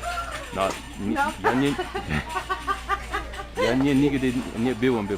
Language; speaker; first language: Polish; non-native, learner; English